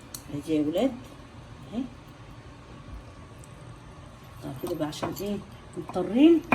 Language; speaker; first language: Arabic; native; Arabic